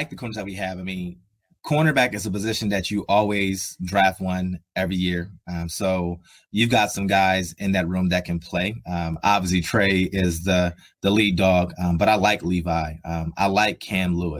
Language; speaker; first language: English; native; English